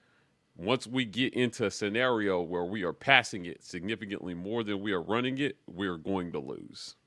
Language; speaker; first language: English; native; English